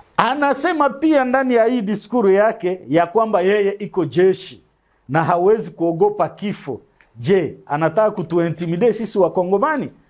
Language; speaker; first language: Swahili; native; Swahili